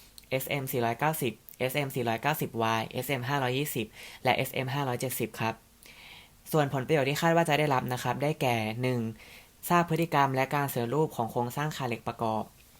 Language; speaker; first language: Thai; native; Thai